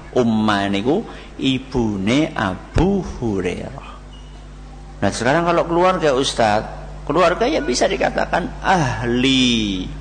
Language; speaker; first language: Malay; non-native, local second language; Javanese